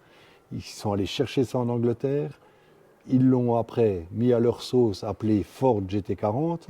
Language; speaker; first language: French; native; French